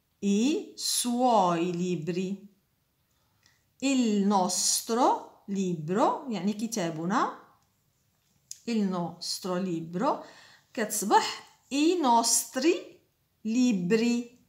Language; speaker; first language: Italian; non-native, fluent; Arabic